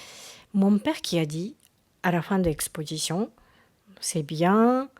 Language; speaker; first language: French; non-native, learner; Japanese